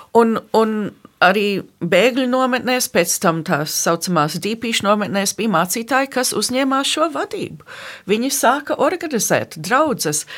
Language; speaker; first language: Latvian; early bilingual, heritage; Latvian